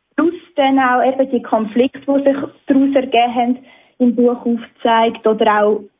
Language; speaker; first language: German; native; German